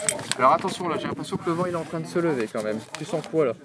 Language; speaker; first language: French; native; French